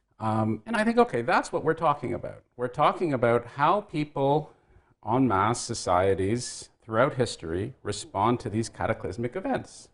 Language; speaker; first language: English; native; English